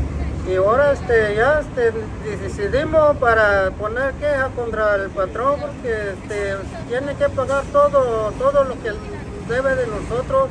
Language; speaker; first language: Spanish; non-native, local second language; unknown